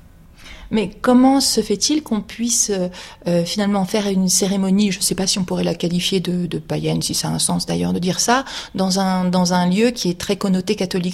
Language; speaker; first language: French; native; French